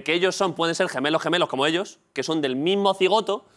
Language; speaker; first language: Spanish; native; Spanish